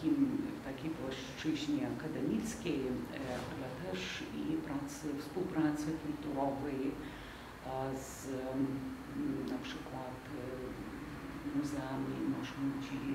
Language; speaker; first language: Polish; non-native, fluent; Lithuanian